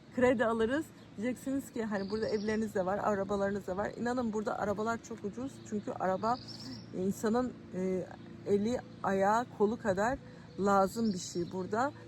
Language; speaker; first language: Turkish; native; Turkish